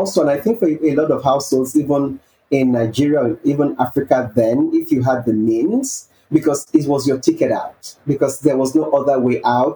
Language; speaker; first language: English; non-native, local second language; Yoruba